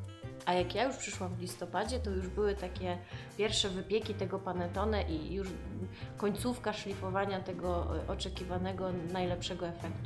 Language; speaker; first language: Polish; native; Polish